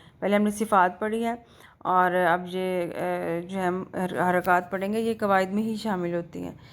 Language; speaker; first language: Urdu; native; Urdu